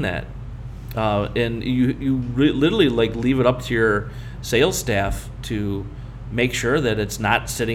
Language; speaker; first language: English; native; English